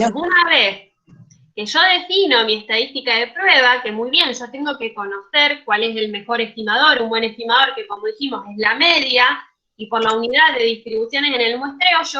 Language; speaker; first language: Spanish; native; Spanish